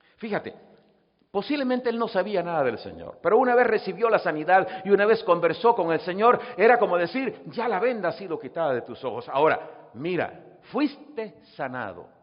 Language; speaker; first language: Spanish; native; Spanish